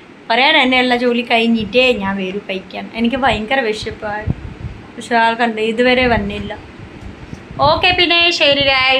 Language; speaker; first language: Malayalam; non-native, fluent; Hindi